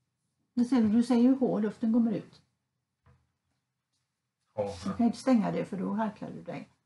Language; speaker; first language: Swedish; native; Swedish